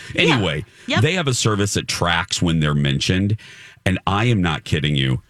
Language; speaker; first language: English; native; English